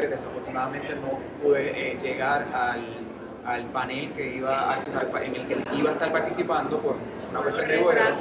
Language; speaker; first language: Spanish; native; Spanish